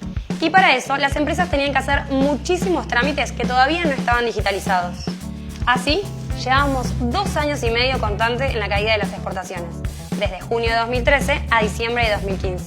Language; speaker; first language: Spanish; native; Spanish